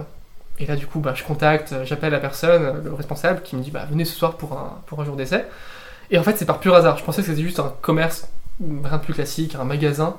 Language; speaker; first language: French; native; French